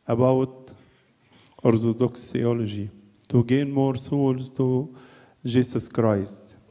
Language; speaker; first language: English; non-native, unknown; Arabic